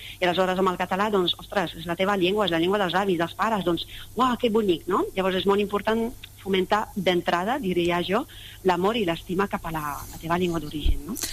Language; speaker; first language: Catalan; non-native, fluent; French